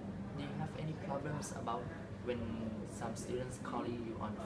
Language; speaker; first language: English; non-native, learner; Thai